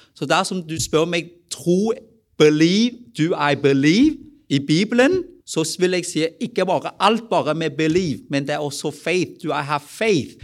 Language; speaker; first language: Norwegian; non-native, fluent; Vietnamese